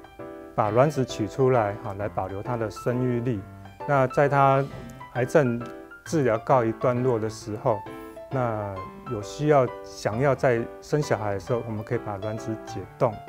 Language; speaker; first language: Chinese; native; Chinese